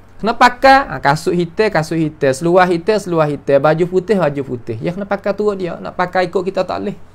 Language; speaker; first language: Malay; native; Malay